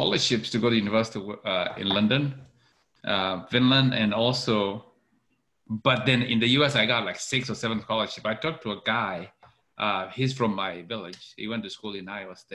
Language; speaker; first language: English; non-native, local second language; Kalenjin